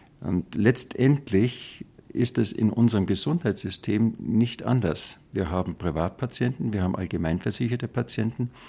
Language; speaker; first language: German; native; German